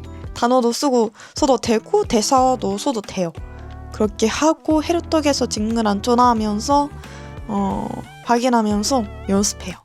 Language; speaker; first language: Korean; non-native, learner; Japanese